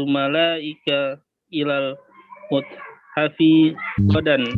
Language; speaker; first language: Arabic; non-native, learner; Indonesian